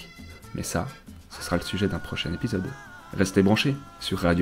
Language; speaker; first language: French; native; French